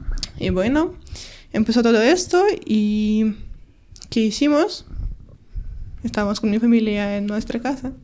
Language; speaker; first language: Spanish; non-native, learner; Ukrainian